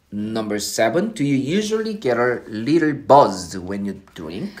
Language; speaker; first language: English; non-native, fluent; Korean